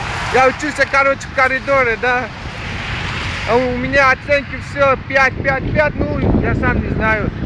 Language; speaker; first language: Russian; non-native, learner; Uzbek